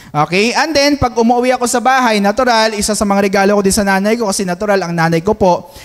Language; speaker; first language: Filipino; non-native, local second language; Hiligaynon